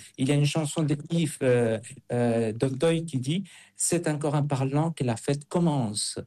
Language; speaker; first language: French; non-native, fluent; Spanish